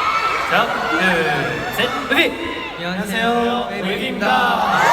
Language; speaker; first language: Korean; non-native, fluent; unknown